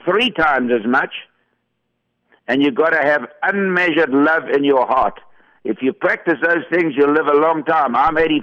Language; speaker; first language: English; native; English